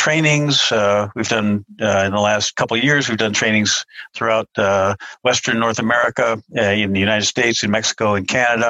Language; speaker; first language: English; native; English